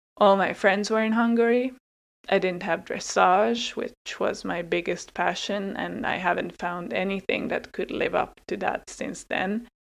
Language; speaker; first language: English; non-native, fluent; Hungarian